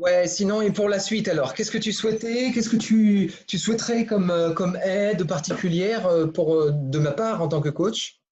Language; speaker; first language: French; native; French